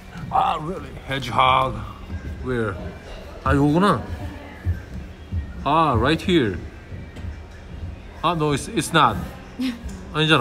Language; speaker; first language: English; non-native, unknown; Korean